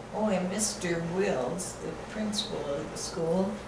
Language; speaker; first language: English; native; English